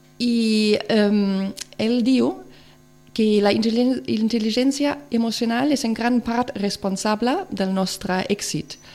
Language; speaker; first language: Catalan; non-native, local second language; Spanish